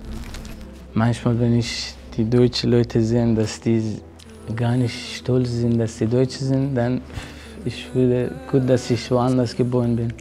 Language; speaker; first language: German; non-native, learner; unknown